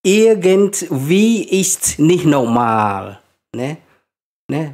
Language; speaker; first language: German; non-native, learner; Khmer